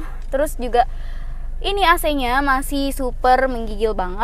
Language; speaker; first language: Indonesian; native; Indonesian